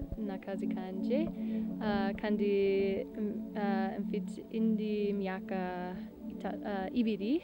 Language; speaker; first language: Kinyarwanda; non-native, learner; English